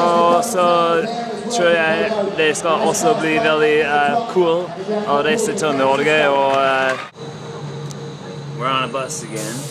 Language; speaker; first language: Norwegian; non-native, learner; English